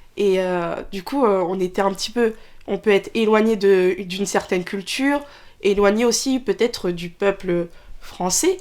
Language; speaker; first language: French; early bilingual, other home language; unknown